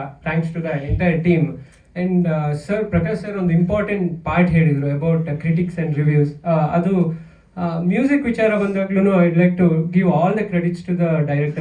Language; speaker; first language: Kannada; native; Kannada